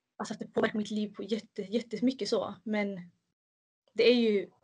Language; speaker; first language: Swedish; early bilingual, other home language; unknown